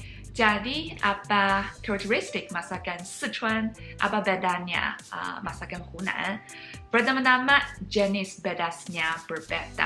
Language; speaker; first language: Indonesian; non-native, fluent; Chinese